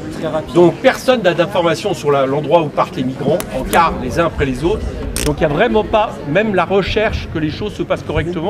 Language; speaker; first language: French; native; French